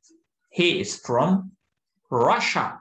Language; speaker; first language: English; non-native, fluent; Turkish